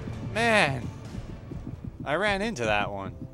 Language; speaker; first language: English; native; English